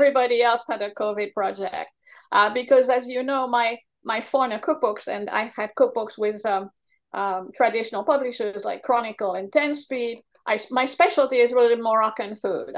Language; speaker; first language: English; non-native, fluent; French